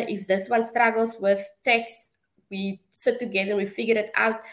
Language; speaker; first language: English; non-native, local second language; Afrikaans